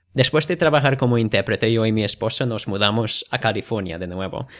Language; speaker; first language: Spanish; non-native, fluent; English